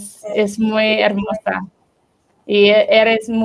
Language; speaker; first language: Spanish; non-native, learner; English